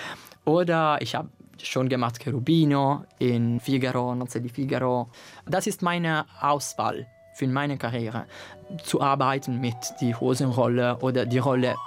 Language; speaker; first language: German; non-native, fluent; Italian